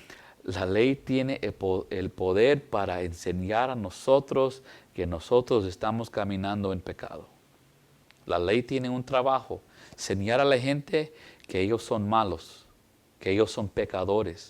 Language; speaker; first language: Spanish; early bilingual, heritage; English